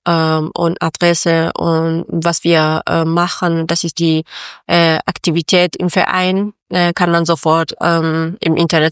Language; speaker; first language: German; non-native, learner; Persian